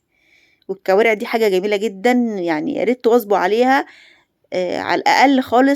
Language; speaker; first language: Arabic; native; Arabic